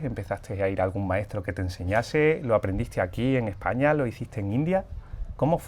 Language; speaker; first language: Spanish; native; Spanish